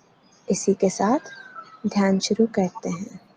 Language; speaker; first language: Hindi; native; Hindi